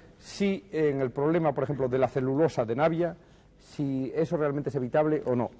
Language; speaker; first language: Spanish; native; Spanish